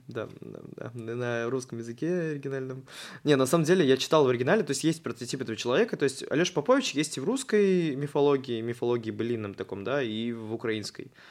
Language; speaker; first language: Russian; native; Russian